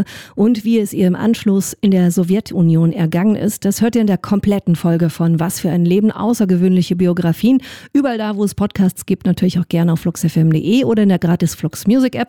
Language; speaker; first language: German; native; German